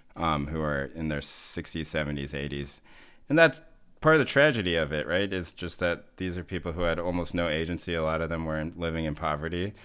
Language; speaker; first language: English; native; English